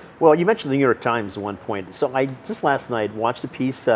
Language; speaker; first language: English; native; English